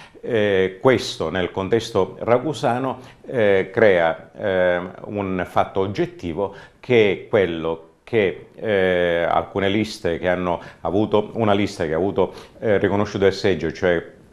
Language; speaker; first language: Italian; native; Italian